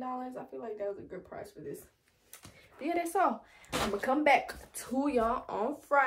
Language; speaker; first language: English; early bilingual, other home language; Spanish